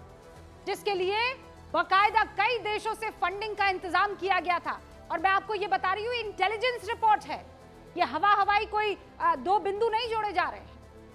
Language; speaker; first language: Hindi; native; Hindi